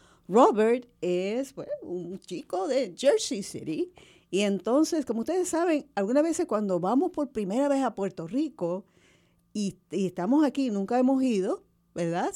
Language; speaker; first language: Spanish; native; Spanish